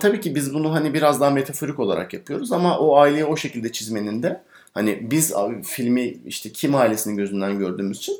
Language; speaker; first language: Turkish; native; Turkish